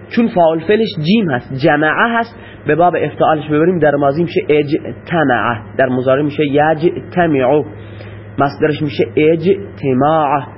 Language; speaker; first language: Persian; non-native, local second language; Baluchi